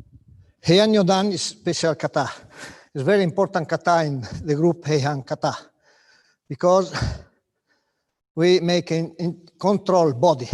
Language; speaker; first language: English; non-native, learner; Italian